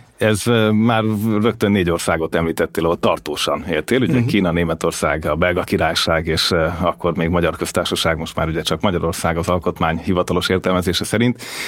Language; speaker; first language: Hungarian; native; Hungarian